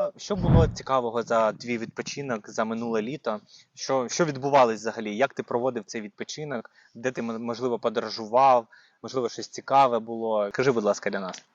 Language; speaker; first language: Ukrainian; native; Ukrainian